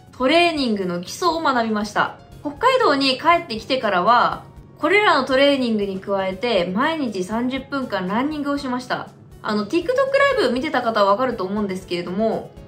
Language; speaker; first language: Japanese; native; Japanese